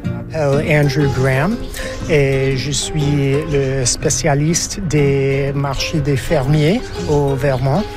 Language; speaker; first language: French; non-native, fluent; English